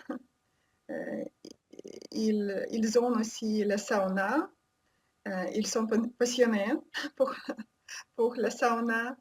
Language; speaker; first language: French; non-native, learner; Russian